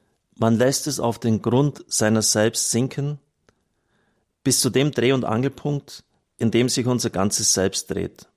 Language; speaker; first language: German; native; German